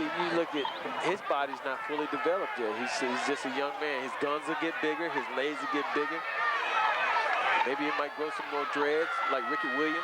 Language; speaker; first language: English; native; English